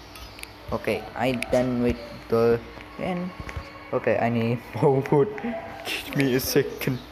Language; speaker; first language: English; non-native, learner; Indonesian